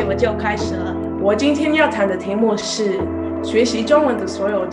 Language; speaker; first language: Chinese; non-native, learner; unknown